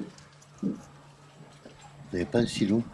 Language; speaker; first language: French; native; French